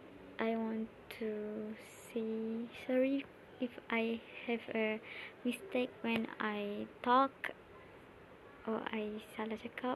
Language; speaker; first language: English; non-native, learner; Malay